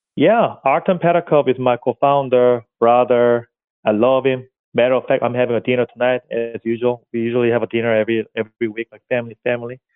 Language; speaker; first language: English; non-native, fluent; Korean